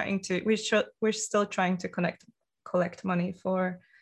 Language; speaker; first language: English; non-native, fluent; Polish